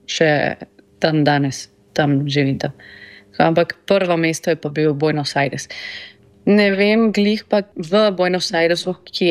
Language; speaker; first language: Slovenian; non-native, fluent; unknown